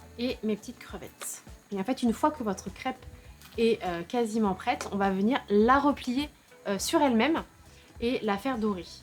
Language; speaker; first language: French; native; French